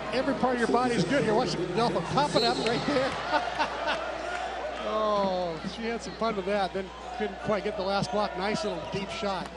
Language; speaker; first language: English; native; English